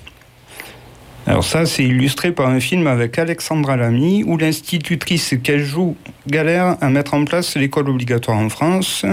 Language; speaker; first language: French; native; French